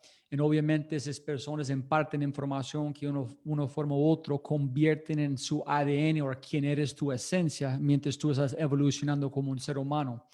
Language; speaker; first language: Spanish; non-native, fluent; English